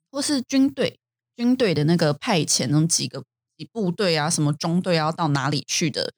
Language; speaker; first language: Chinese; native; Chinese